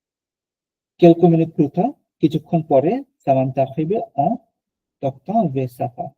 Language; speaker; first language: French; non-native, fluent; Bangla